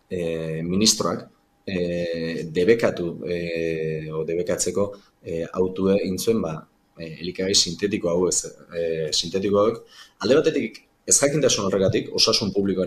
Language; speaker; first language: Basque; native; Basque